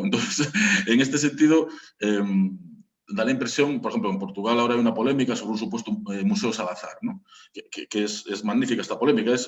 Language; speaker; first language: Spanish; native; Spanish